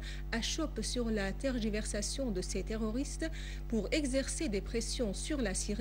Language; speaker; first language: French; non-native, fluent; Arabic